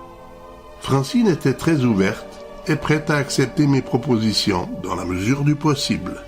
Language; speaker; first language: French; native; French